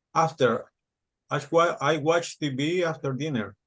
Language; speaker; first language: English; non-native, learner; Spanish